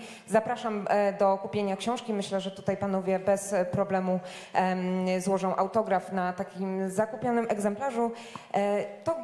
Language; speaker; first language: Polish; native; Polish